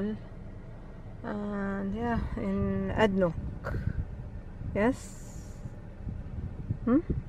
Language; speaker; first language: English; non-native, learner; Arabic